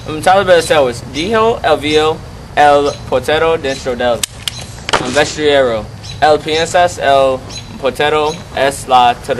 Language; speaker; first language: Spanish; non-native, learner; English